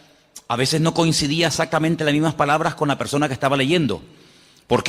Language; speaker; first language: Spanish; native; Spanish